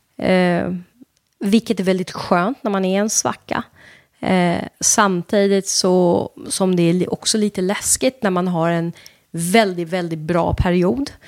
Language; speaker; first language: Swedish; non-native, fluent; Persian